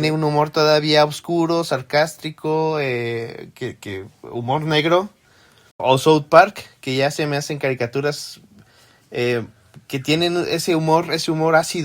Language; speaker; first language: Spanish; native; Spanish